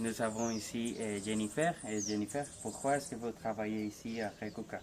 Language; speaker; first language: French; non-native, learner; Spanish